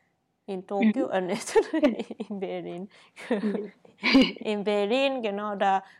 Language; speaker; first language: German; non-native, fluent; Japanese